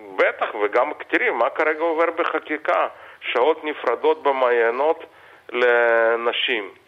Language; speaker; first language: Hebrew; non-native, fluent; Russian